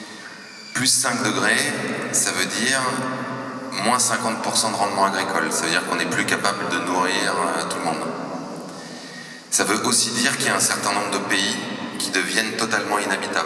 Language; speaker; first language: French; native; French